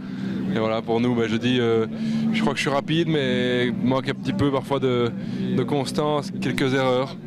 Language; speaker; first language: French; native; French